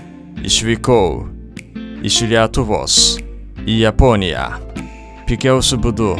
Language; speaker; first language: Lithuanian; non-native, fluent; Japanese